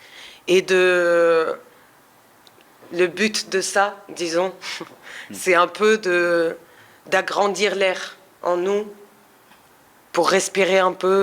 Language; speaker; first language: French; non-native, fluent; Russian